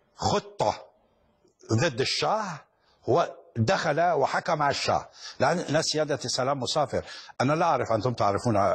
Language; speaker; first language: Arabic; non-native, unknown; Persian